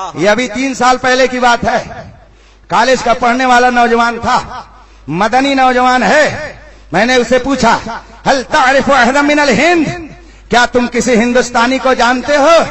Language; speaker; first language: Urdu; native; Urdu